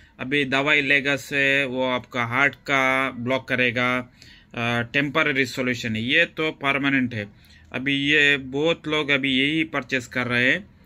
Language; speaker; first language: Hindi; non-native, local second language; Kannada